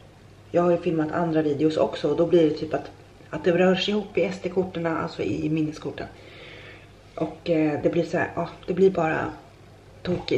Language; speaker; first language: Swedish; native; Swedish